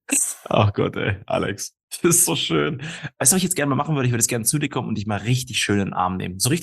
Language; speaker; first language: German; native; German